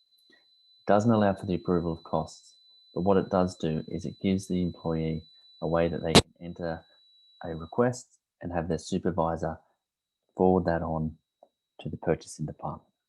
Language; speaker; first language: English; native; English